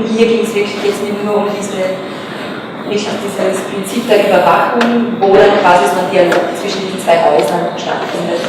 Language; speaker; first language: German; native; German